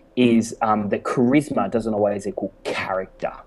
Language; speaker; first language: English; native; English